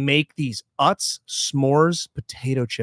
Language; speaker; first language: English; native; English